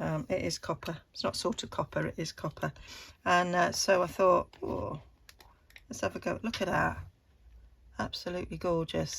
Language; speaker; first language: English; native; English